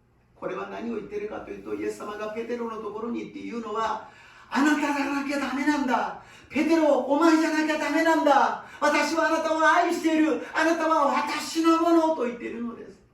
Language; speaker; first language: Japanese; non-native, fluent; Korean